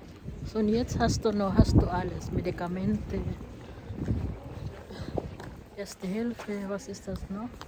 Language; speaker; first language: German; non-native, fluent; Waray